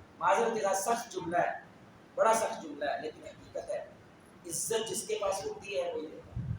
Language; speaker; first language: Urdu; non-native, local second language; Punjabi